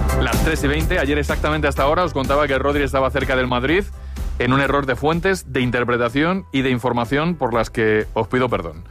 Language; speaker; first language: Spanish; native; Spanish